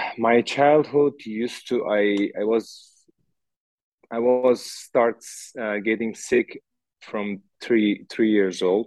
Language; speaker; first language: English; non-native, learner; Uzbek